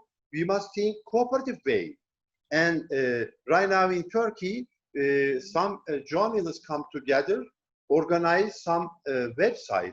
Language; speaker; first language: English; non-native, learner; Turkish